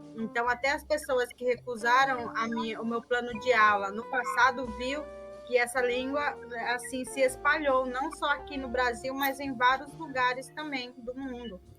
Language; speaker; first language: Portuguese; non-native, local second language; Guarani